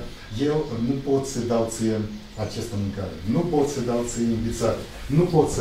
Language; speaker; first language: Romanian; non-native, local second language; Russian